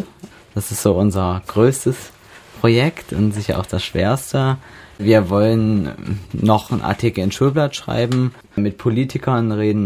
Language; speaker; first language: German; native; German